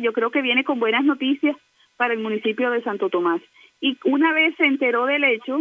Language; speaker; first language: Spanish; native; Spanish